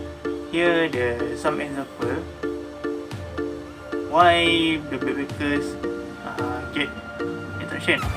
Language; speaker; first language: English; non-native, learner; Malay